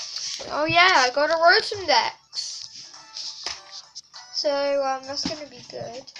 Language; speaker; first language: English; native; English